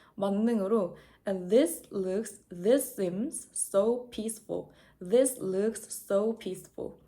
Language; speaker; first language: English; non-native, learner; Korean